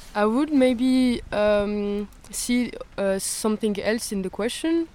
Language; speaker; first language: English; non-native, fluent; French